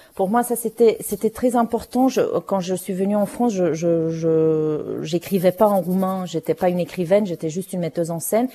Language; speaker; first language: French; non-native, fluent; Romanian